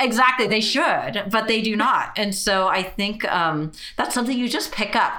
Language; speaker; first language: English; early bilingual, other home language; Chinese